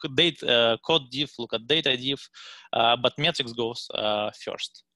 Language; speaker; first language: English; non-native, fluent; Russian